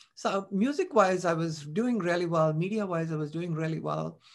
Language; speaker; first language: English; non-native, local second language; Tamil